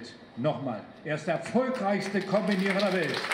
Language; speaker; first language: German; native; German